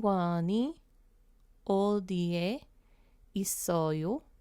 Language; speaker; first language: Korean; non-native, fluent; English